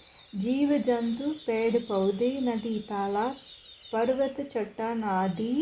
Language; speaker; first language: Hindi; non-native, fluent; Sinhala